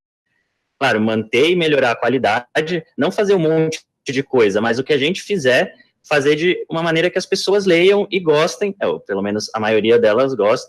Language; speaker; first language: Portuguese; native; Portuguese